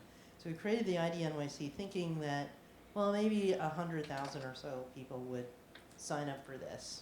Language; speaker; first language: English; native; English